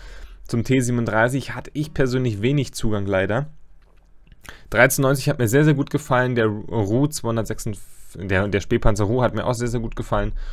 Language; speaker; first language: German; native; German